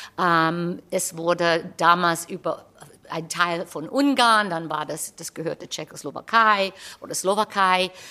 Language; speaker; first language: German; non-native, fluent; English